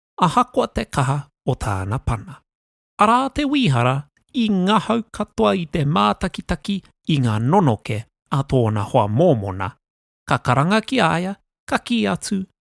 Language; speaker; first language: Māori; non-native, local second language; English